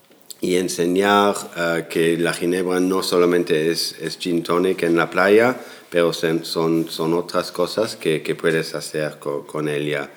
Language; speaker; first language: Spanish; non-native, fluent; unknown